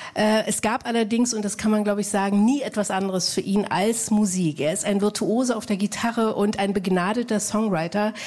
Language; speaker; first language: German; native; German